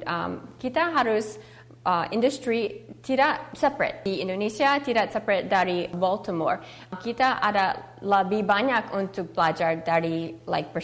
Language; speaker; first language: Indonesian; early bilingual, heritage; English